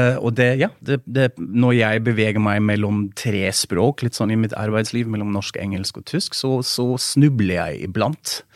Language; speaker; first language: Norwegian; non-native, fluent; German